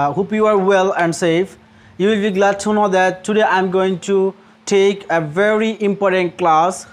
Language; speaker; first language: English; non-native, local second language; Bangla